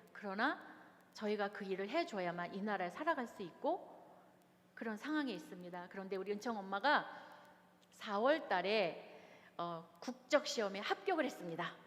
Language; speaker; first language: Korean; native; Korean